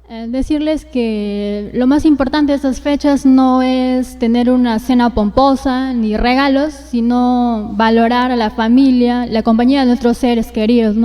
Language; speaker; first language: Spanish; native; Spanish